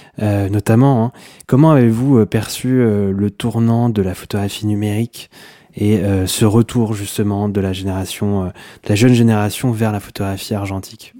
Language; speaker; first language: French; native; French